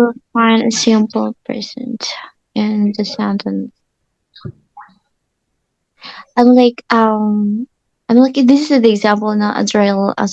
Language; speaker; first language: English; non-native, learner; Indonesian